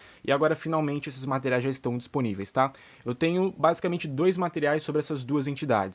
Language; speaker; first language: Portuguese; native; Portuguese